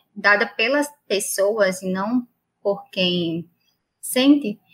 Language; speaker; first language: Portuguese; native; Portuguese